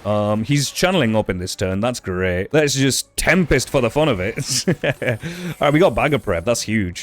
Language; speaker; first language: English; native; English